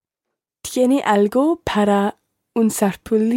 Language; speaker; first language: Spanish; non-native, learner; English